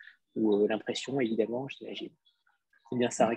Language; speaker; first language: French; native; French